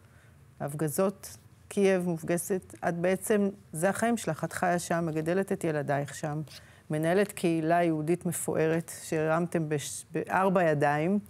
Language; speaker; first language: Hebrew; native; Hebrew